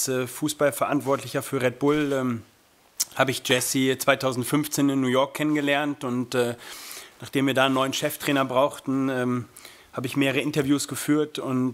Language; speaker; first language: German; native; German